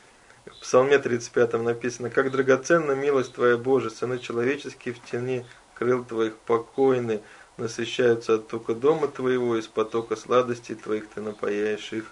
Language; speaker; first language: Russian; native; Russian